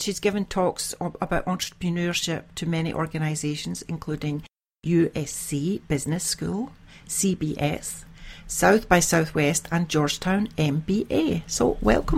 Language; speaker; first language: English; native; English